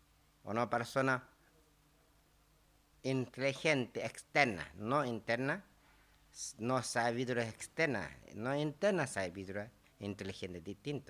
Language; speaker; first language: Spanish; non-native, learner; Tibetan